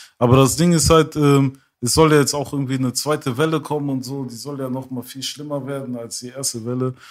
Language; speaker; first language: German; early bilingual, other home language; French